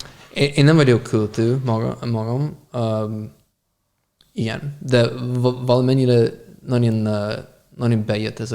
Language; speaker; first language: Hungarian; non-native, fluent; English